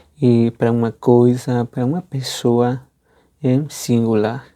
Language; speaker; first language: Portuguese; non-native, fluent; Spanish